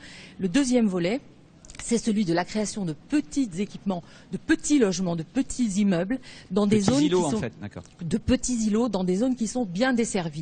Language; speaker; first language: French; native; French